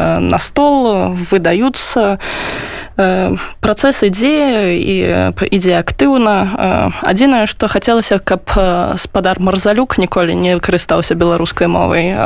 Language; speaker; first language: Belarusian; non-native, local second language; Russian